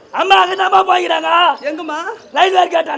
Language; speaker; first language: Tamil; native; Tamil